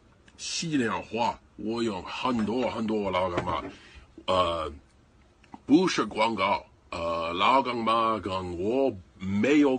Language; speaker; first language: Chinese; non-native, learner; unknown